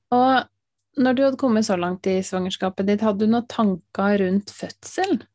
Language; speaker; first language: Norwegian; native; Norwegian